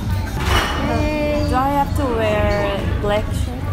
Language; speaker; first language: English; non-native, learner; Korean